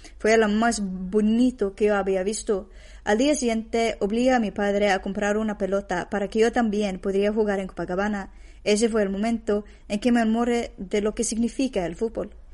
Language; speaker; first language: Spanish; non-native, fluent; Swedish